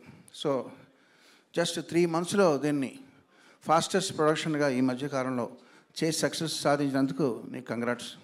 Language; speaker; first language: Telugu; native; Telugu